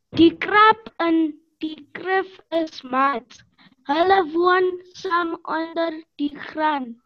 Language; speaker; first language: Afrikaans; non-native, local second language; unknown